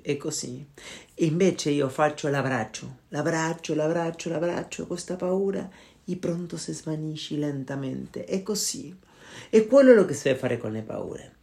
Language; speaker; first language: Italian; non-native, learner; Spanish